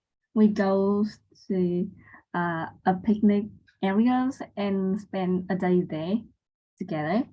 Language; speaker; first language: English; non-native, learner; Vietnamese